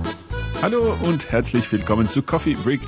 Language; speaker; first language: German; non-native, fluent; English